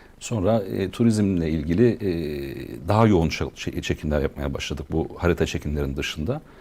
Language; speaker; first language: Turkish; native; Turkish